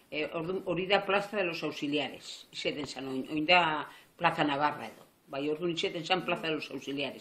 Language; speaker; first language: Basque; native; Basque